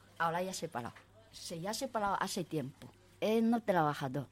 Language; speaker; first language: Spanish; non-native, learner; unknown